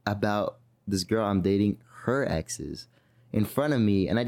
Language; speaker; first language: English; native; English